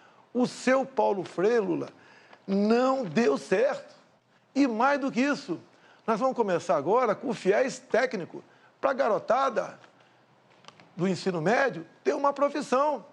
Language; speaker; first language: Portuguese; native; Portuguese